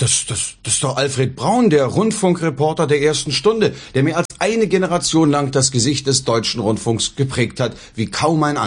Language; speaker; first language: German; native; German